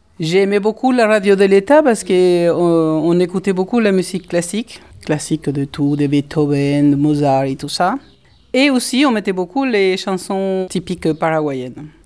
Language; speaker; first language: French; non-native, fluent; Guarani